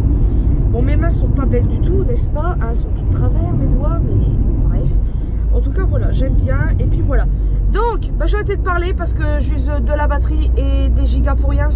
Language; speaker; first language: French; native; French